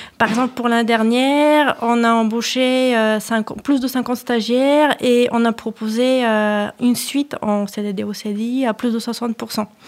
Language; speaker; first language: French; non-native, fluent; Bulgarian